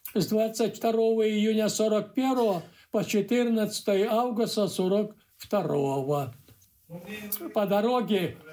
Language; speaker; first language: Russian; native; Russian